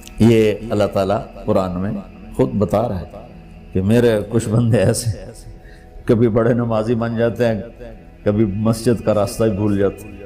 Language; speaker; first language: Urdu; non-native, local second language; Punjabi